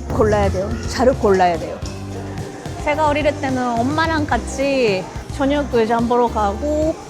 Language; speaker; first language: Korean; non-native, fluent; Japanese